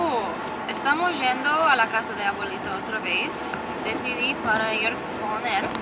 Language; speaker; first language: Spanish; non-native, learner; English